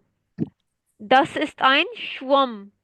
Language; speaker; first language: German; non-native, fluent; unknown